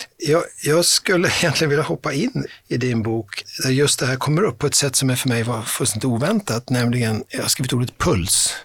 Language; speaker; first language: Swedish; native; Swedish